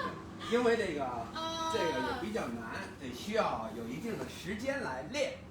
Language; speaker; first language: Chinese; native; Chinese